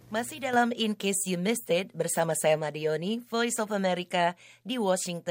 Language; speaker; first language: Indonesian; native; Indonesian